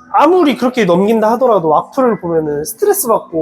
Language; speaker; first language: Korean; native; Korean